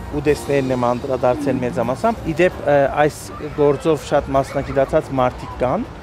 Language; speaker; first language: Armenian; early bilingual, heritage; Armenian